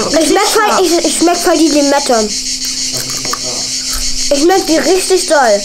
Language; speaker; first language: German; native; German